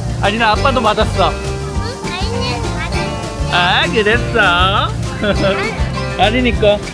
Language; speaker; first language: Korean; native; Korean